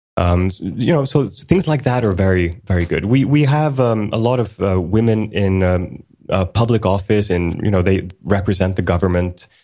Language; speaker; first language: English; early bilingual, other home language; Swedish